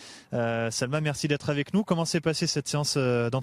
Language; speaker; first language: French; native; French